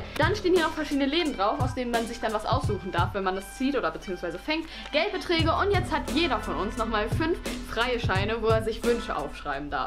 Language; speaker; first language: German; native; German